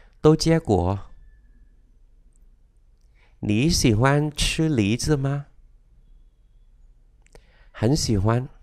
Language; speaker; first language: Chinese; non-native, fluent; Vietnamese